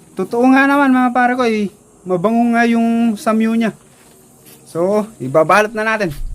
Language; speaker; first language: Filipino; non-native, local second language; Pampanga